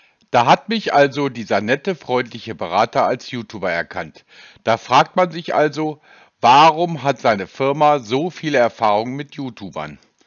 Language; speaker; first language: German; native; German